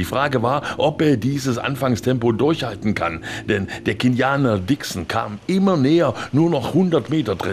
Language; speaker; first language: German; native; German